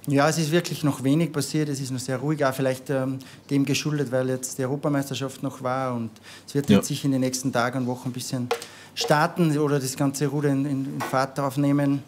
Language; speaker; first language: German; native; German